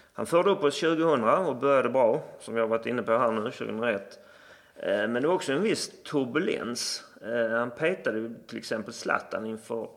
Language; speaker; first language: Swedish; native; Swedish